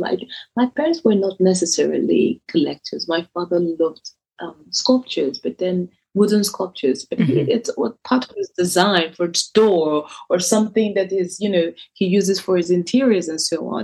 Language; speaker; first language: English; non-native, local second language; Igbo